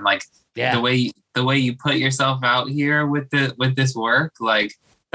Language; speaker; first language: English; native; English